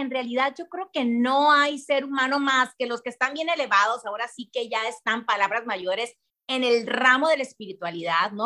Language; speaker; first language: Spanish; native; Spanish